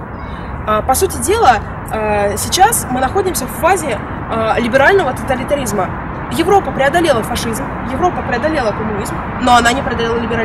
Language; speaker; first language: Russian; native; Russian